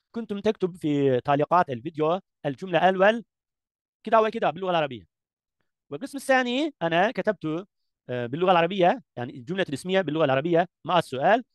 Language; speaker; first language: Arabic; non-native, learner; Turkish